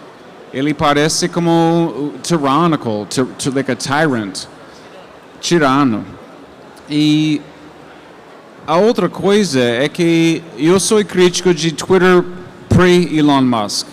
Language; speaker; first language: Portuguese; non-native, fluent; English